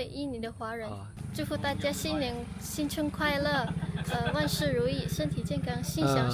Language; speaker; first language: Chinese; non-native, learner; Indonesian